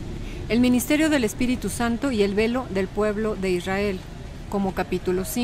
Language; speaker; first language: Spanish; native; Spanish